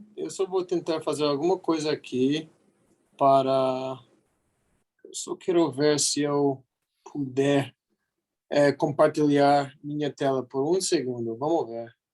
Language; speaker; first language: Portuguese; non-native, fluent; English